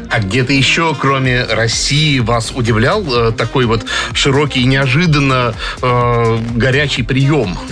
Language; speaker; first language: Russian; native; Russian